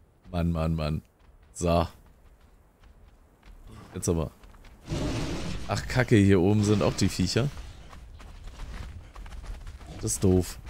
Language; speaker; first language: German; native; German